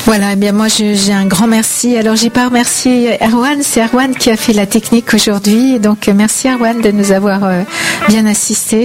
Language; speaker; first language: French; native; French